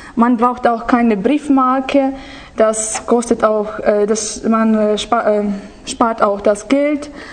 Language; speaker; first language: German; non-native, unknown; Ukrainian